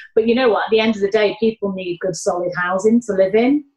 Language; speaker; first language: English; native; English